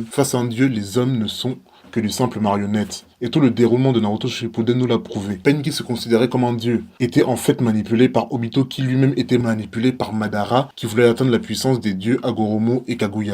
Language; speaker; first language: French; native; French